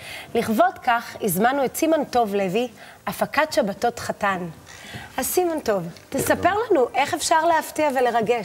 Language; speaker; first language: Hebrew; native; Hebrew